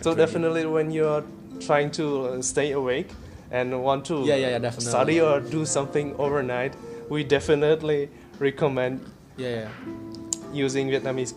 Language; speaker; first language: English; non-native, fluent; Vietnamese